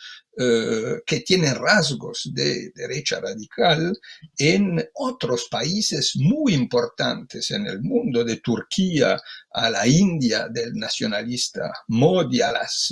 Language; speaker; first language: Spanish; non-native, fluent; Italian